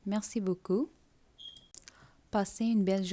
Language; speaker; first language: French; non-native, fluent; Tamil